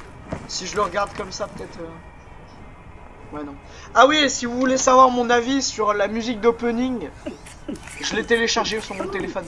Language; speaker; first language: French; native; French